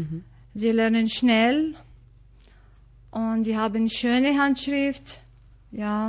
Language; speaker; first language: German; non-native, learner; Arabic